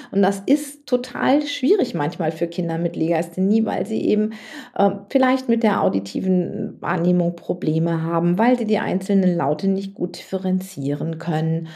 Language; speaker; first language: German; native; German